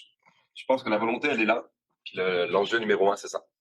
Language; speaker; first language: French; native; French